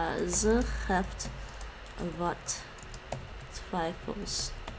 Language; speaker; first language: Dutch; non-native, learner; English